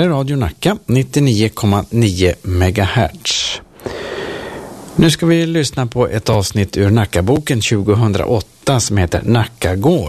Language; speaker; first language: Swedish; native; Swedish